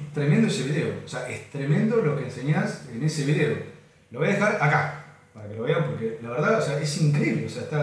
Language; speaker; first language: Spanish; native; Spanish